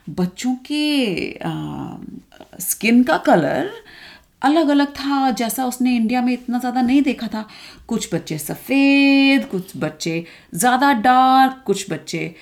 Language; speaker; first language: Hindi; native; Hindi